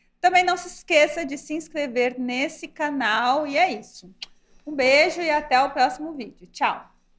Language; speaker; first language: Portuguese; native; Portuguese